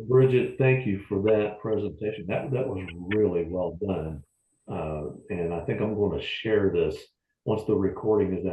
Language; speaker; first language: English; native; English